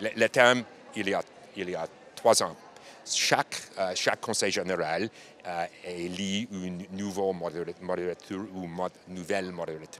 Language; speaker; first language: French; non-native, learner; English